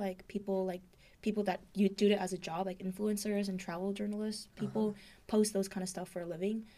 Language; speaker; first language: English; native; English